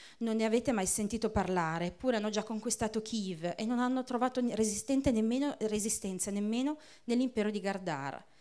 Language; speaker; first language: Italian; native; Italian